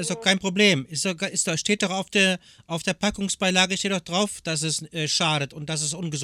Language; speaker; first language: German; native; German